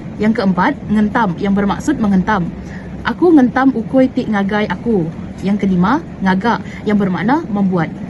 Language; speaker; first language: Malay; non-native, local second language; Iban